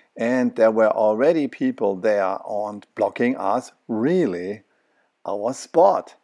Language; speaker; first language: English; non-native, fluent; German